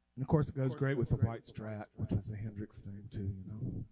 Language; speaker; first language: English; native; English